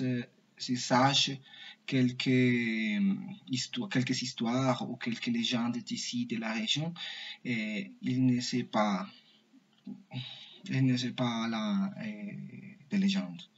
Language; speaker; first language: French; non-native, learner; Spanish